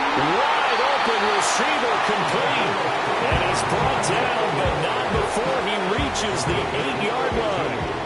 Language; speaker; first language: English; native; English